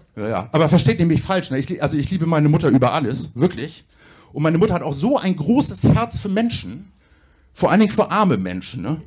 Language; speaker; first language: German; native; German